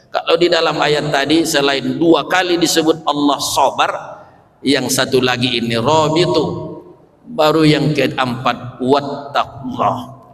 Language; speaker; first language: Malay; non-native, local second language; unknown